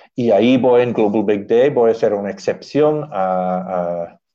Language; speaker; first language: Spanish; non-native, fluent; English